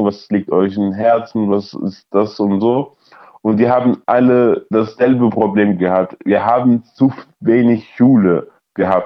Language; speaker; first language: German; early bilingual, other home language; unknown